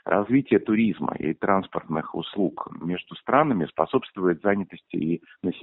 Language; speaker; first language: Russian; native; Russian